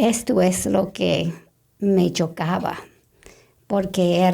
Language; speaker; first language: Spanish; non-native, fluent; English